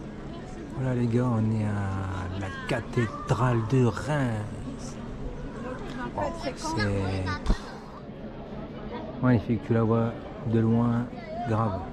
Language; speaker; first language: French; native; French